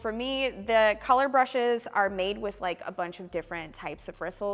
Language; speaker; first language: English; native; English